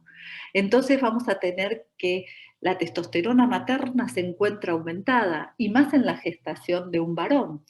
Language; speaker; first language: Spanish; native; Spanish